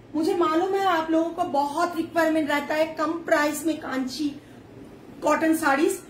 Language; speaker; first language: Hindi; non-native, local second language; Bangla